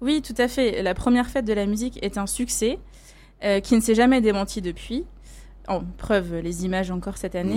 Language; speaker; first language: French; native; French